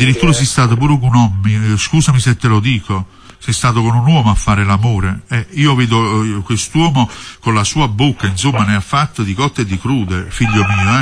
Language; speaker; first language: Italian; native; Italian